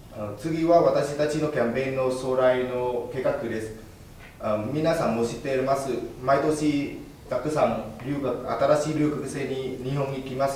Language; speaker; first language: Japanese; non-native, fluent; Vietnamese